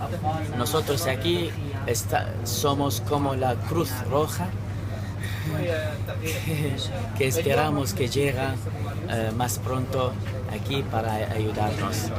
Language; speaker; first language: Spanish; non-native, fluent; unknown